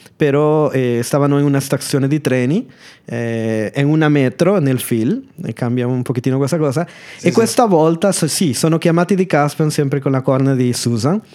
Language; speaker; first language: Italian; non-native, fluent; Spanish